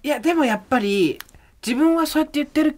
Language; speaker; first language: Japanese; native; Japanese